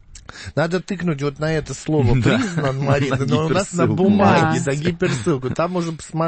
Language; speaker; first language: Russian; native; Russian